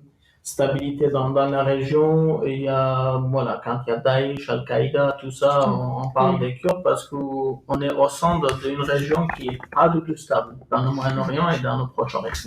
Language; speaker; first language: French; non-native, fluent; Kurdish